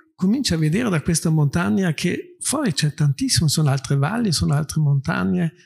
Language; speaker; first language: Italian; native; Italian